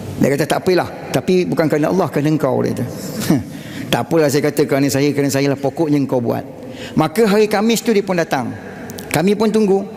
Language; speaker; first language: Malay; native; Malay